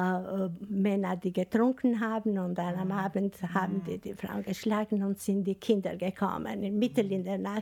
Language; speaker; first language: German; non-native, learner; Albanian